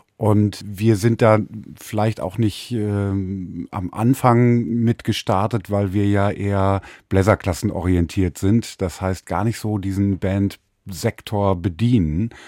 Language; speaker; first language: German; native; German